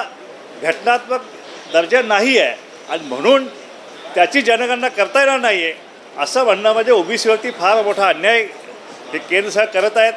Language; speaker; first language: Marathi; native; Marathi